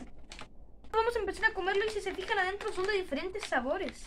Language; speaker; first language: Spanish; native; Spanish